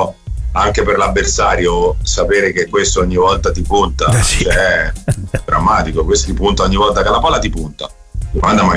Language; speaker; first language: Italian; native; Italian